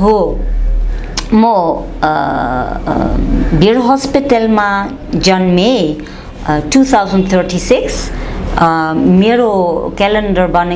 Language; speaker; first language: Nepali; non-native, learner; Dutch